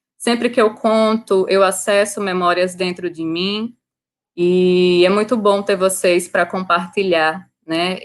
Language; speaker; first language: Portuguese; native; Portuguese